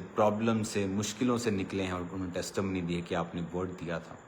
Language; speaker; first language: Hindi; non-native, local second language; Punjabi